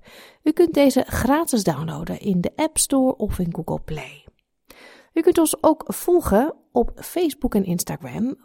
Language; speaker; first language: Dutch; native; Dutch